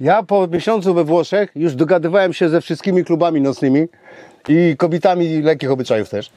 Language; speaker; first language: Polish; native; Polish